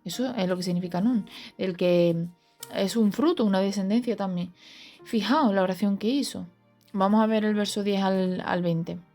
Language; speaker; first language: Spanish; native; Spanish